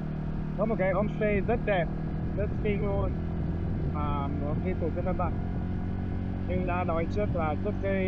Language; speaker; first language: Vietnamese; non-native, fluent; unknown